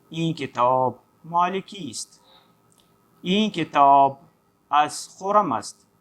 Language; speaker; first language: Persian; non-native, fluent; Urdu